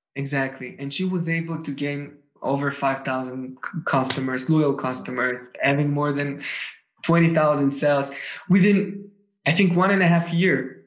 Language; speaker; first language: English; non-native, fluent; Russian